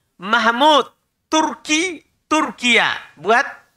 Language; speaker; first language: Arabic; non-native, fluent; Indonesian